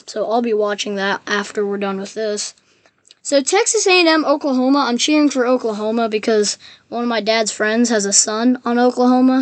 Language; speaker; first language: English; native; English